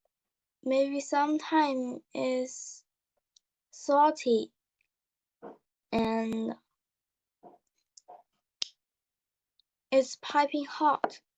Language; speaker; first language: English; non-native, learner; Chinese